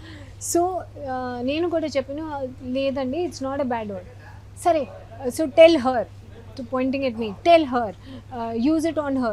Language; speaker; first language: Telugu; non-native, learner; Hindi